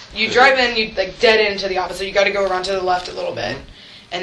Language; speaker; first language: English; native; English